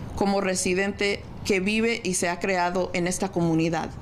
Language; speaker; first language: Spanish; early bilingual, heritage; Spanish